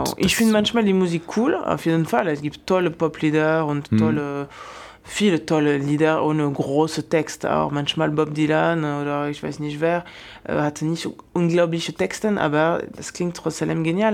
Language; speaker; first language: German; non-native, fluent; French